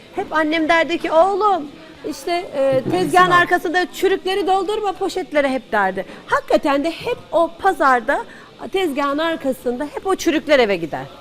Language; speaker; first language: Turkish; native; Turkish